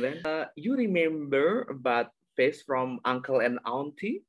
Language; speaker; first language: English; non-native, learner; Indonesian